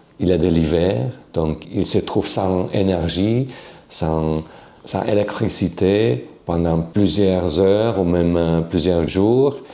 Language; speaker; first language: French; non-native, fluent; Slovak